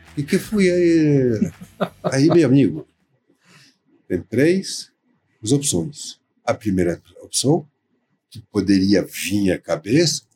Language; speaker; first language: Portuguese; non-native, fluent; French